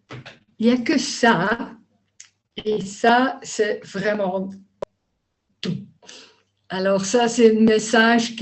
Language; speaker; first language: French; non-native, learner; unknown